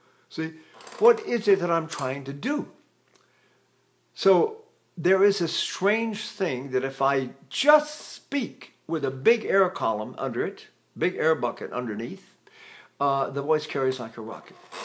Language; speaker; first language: English; native; English